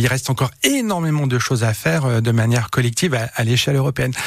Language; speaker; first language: French; native; French